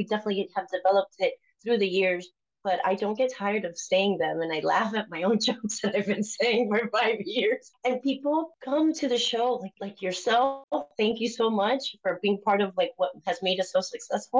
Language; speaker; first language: English; early bilingual, other home language; Spanish